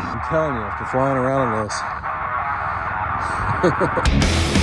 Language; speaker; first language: English; native; English